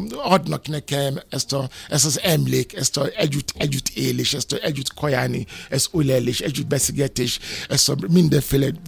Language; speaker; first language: Hungarian; non-native, fluent; Yoruba